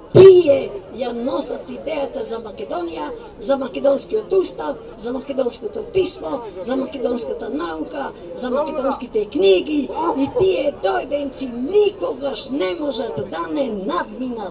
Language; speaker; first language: Macedonian; native; Macedonian